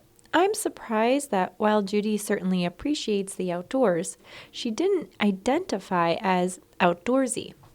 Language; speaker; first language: English; native; English